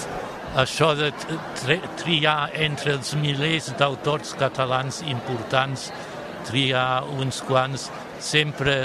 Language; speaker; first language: Catalan; non-native, fluent; German